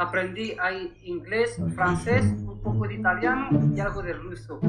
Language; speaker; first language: Spanish; early bilingual, other home language; Arabic